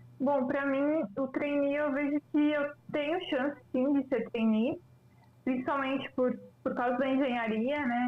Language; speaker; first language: Portuguese; native; Portuguese